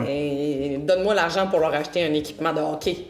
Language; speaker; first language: French; native; French